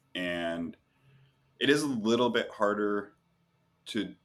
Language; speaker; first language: English; native; English